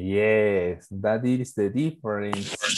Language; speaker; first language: English; non-native, learner; Spanish